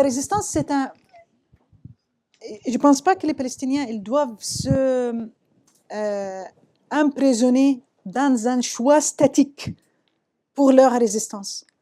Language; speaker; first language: French; non-native, fluent; Arabic